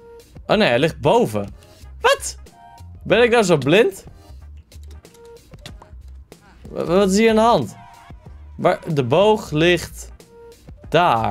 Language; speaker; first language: Dutch; native; Dutch